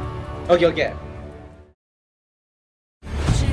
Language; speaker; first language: Korean; non-native, learner; Japanese